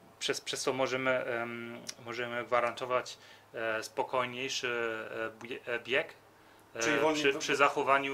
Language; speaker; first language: Polish; early bilingual, heritage; Polish